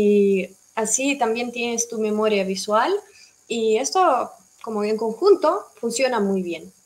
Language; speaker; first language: Spanish; non-native, fluent; Russian